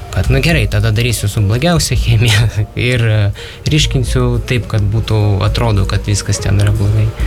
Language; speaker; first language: Lithuanian; non-native, fluent; Ukrainian